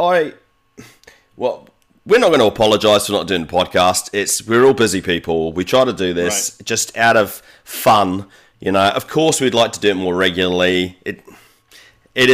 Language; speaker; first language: English; native; English